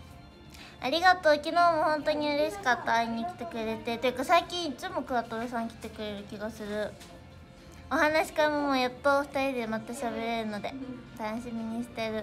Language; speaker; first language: Japanese; native; Japanese